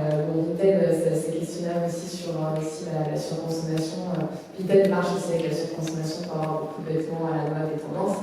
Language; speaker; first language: French; native; French